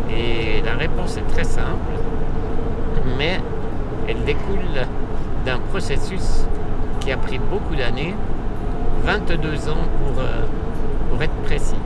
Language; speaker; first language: French; native; French